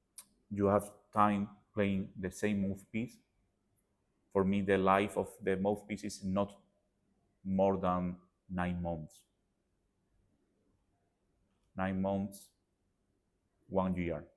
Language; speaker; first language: English; non-native, learner; Spanish